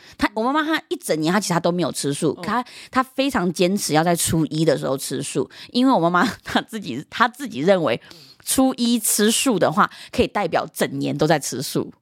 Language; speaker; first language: Chinese; early bilingual, heritage; Chinese